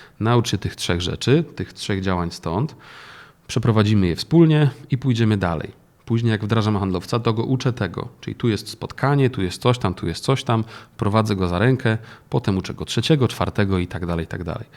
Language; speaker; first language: Polish; native; Polish